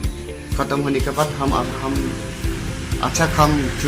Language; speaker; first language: Hindi; non-native, local second language; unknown